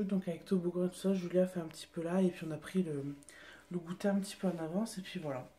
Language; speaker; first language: French; native; French